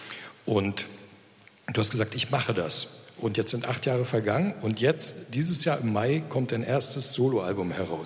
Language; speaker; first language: German; native; German